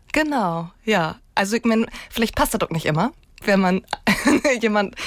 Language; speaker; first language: German; non-native, local second language; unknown